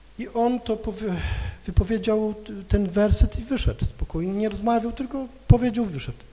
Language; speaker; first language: Polish; non-native, local second language; Kashubian